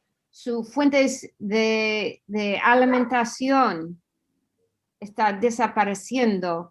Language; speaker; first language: Spanish; non-native, fluent; English